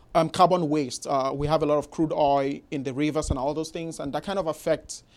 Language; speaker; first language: English; non-native, local second language; Igbo